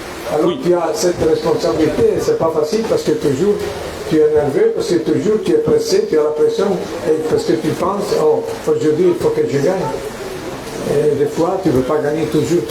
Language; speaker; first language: French; non-native, fluent; Italian